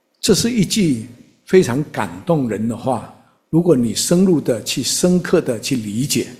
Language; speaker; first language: Chinese; native; Chinese